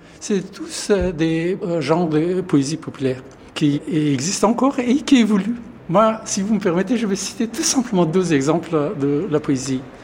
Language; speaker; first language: French; non-native, fluent; Pashto